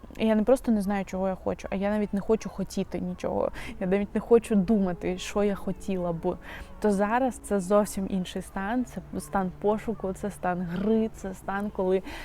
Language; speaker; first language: Ukrainian; non-native, local second language; Russian